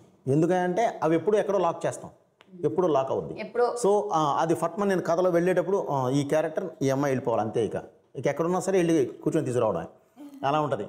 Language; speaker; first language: Telugu; native; Telugu